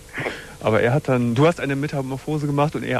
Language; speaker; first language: German; native; German